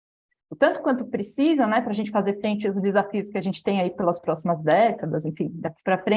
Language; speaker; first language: Portuguese; native; Portuguese